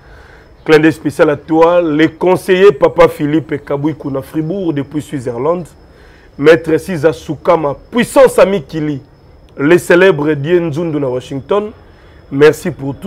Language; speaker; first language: French; non-native, local second language; Lingala